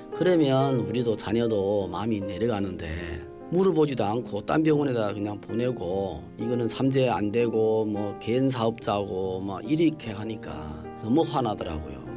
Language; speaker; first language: Korean; early bilingual, heritage; Korean